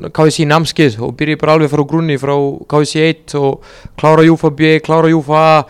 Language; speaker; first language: Icelandic; non-native, fluent; Serbian